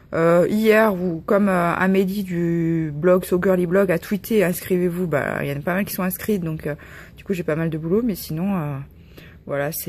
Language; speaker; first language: French; native; French